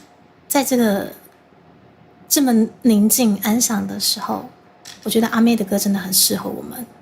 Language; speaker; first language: Chinese; native; Chinese